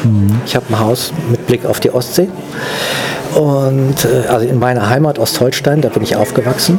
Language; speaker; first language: German; native; German